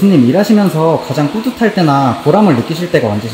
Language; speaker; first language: Korean; native; Korean